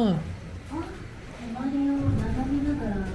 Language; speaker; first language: Japanese; native; Japanese